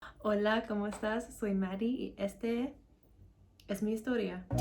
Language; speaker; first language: Spanish; non-native, learner; English